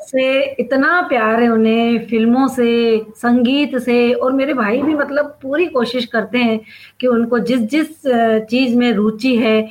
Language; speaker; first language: Hindi; non-native, local second language; Sindhi